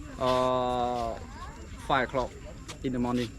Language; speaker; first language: English; non-native, learner; Khmer